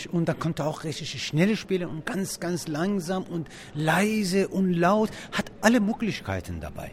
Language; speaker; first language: German; non-native, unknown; Persian